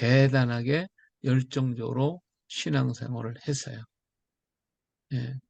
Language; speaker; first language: Korean; native; Korean